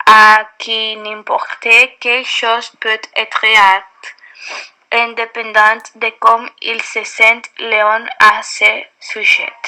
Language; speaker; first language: French; non-native, learner; Spanish